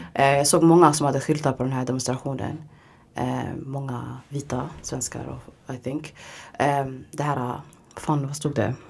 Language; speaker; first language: Swedish; early bilingual, other home language; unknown